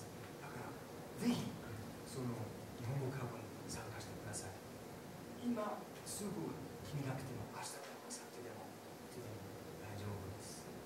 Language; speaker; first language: Japanese; non-native, fluent; French